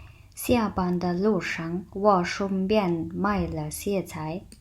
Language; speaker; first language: Chinese; non-native, fluent; Mongolian